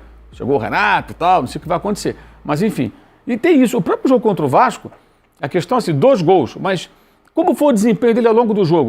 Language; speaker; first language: Portuguese; native; Portuguese